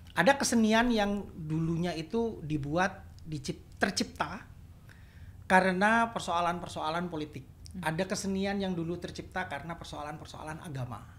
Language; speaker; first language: Indonesian; native; Indonesian